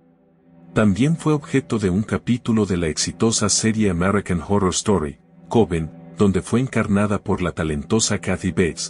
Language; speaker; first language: Spanish; native; Spanish